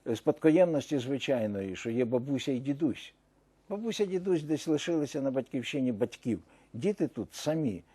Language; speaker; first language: Ukrainian; native; Ukrainian